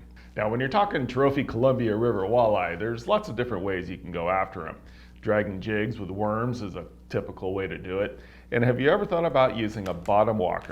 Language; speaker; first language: English; native; English